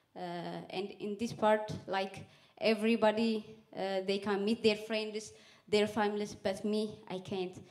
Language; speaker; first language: English; non-native, fluent; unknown